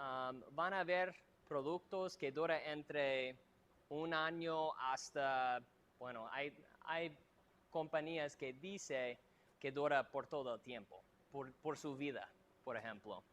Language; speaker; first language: Spanish; non-native, fluent; English